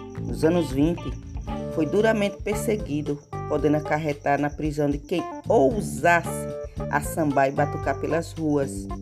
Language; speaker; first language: Portuguese; native; Portuguese